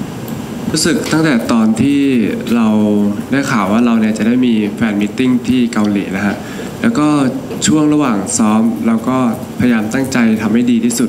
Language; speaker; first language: Thai; native; Thai